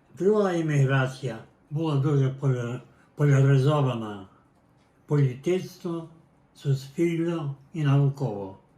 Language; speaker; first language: Ukrainian; native; Ukrainian